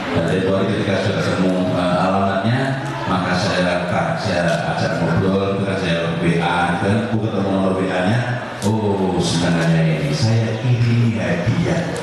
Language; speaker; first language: Indonesian; native; Indonesian